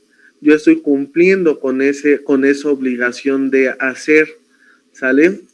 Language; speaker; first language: Spanish; native; Spanish